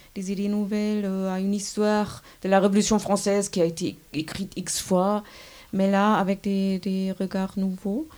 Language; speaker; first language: French; non-native, fluent; German